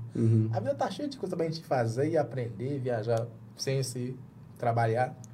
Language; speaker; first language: Portuguese; non-native, fluent; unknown